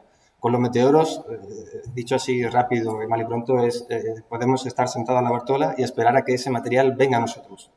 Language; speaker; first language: Spanish; native; Spanish